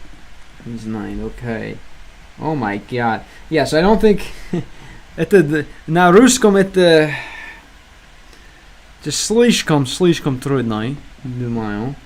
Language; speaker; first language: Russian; non-native, learner; English